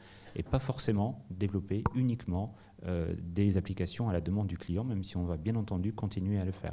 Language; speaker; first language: French; native; French